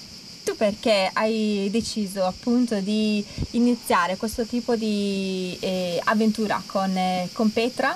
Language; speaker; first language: Italian; native; Italian